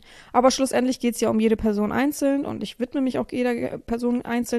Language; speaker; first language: German; native; German